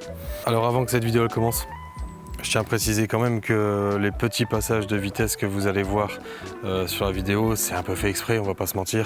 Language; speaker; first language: French; native; French